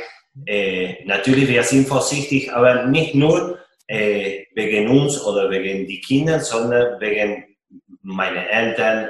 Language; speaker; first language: German; non-native, fluent; Spanish